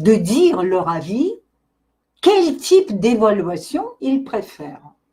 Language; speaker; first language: French; non-native, fluent; Russian